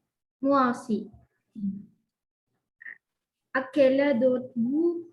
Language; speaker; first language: French; non-native, learner; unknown